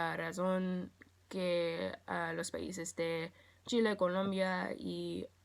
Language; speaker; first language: Spanish; non-native, learner; English